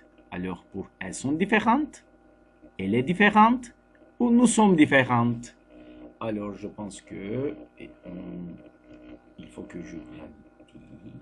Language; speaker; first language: French; non-native, fluent; Turkish